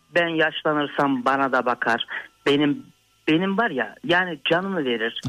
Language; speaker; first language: Turkish; native; Turkish